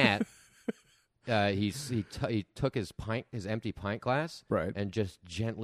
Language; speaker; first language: English; native; English